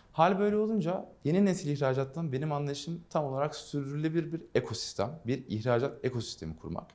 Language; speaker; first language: Turkish; non-native, local second language; Dutch